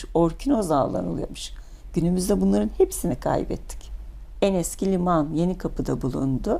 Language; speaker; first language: Turkish; native; Turkish